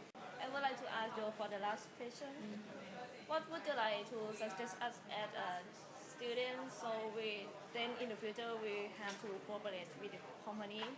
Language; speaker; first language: English; non-native, fluent; Thai